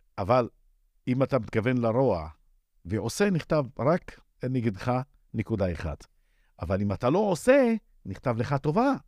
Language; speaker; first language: Hebrew; non-native, local second language; Arabic